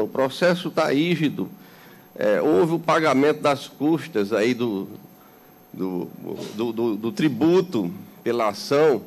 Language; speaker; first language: Portuguese; native; Portuguese